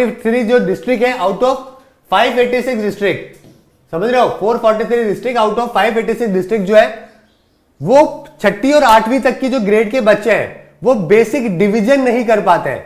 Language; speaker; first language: Hindi; native; Hindi